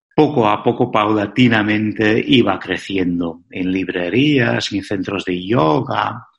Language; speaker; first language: Spanish; non-native, fluent; Dutch